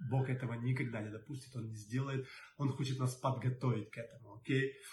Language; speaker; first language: Russian; native; Russian